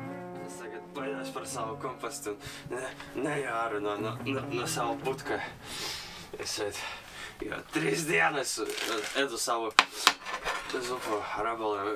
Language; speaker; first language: Latvian; non-native, local second language; Russian